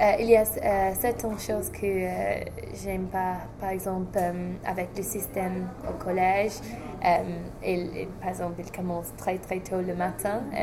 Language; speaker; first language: French; non-native, fluent; English